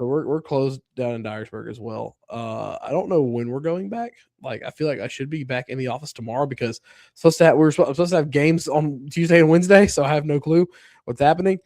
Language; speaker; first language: English; native; English